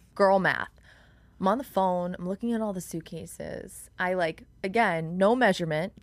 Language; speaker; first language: English; native; English